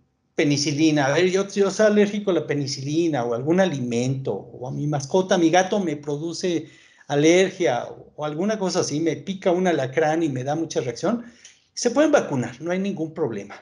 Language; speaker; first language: Spanish; native; Spanish